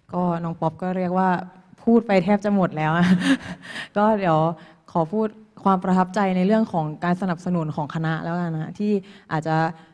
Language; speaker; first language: Thai; native; Thai